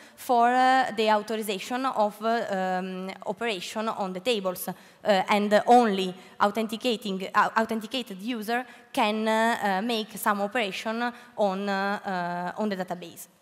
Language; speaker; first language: English; non-native, learner; Italian